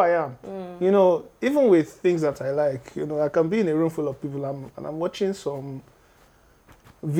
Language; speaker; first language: English; non-native, local second language; Yoruba